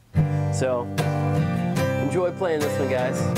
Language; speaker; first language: English; native; English